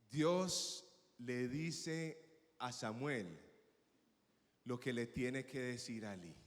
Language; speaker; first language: Spanish; native; Spanish